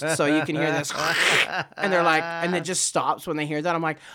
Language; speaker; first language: English; native; English